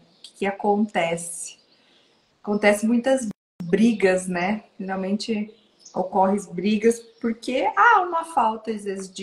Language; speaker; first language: Portuguese; native; Portuguese